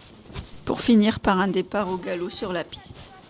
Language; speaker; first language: French; native; French